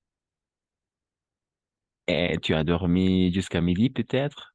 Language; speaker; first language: French; non-native, fluent; Spanish